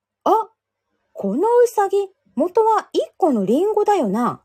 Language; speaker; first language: Japanese; native; Japanese